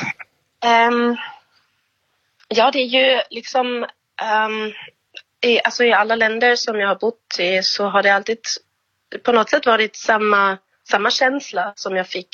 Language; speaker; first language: Swedish; non-native, fluent; German